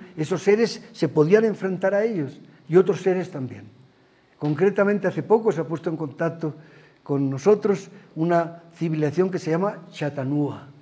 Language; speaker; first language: Spanish; native; Spanish